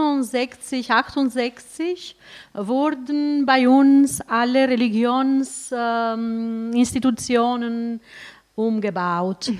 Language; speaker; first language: German; non-native, fluent; Albanian